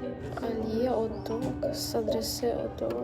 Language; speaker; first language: French; non-native, learner; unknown